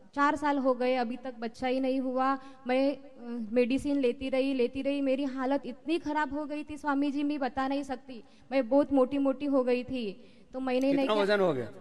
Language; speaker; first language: Hindi; non-native, local second language; Marathi